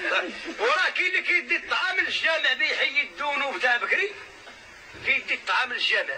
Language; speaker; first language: Arabic; native; Arabic